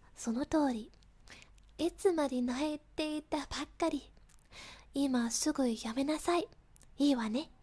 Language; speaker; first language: Japanese; non-native, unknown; English